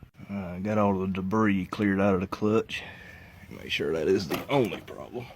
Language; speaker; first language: English; native; English